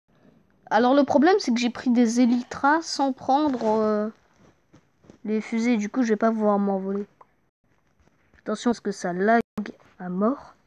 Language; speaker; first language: French; native; French